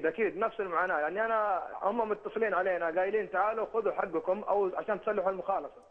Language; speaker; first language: Arabic; native; Arabic